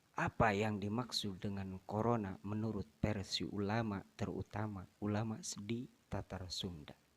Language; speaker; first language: Indonesian; non-native, local second language; Sundanese